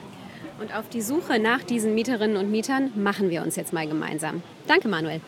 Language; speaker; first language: German; native; German